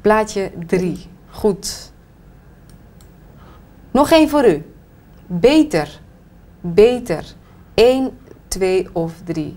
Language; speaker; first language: Dutch; native; Dutch